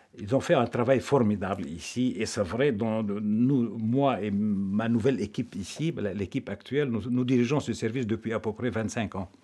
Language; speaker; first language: French; non-native, local second language; Arabic